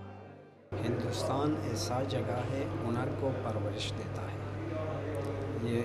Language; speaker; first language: Hindi; non-native, fluent; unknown